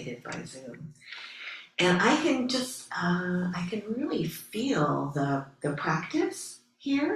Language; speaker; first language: English; native; English